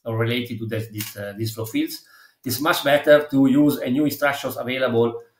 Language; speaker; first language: English; non-native, fluent; Italian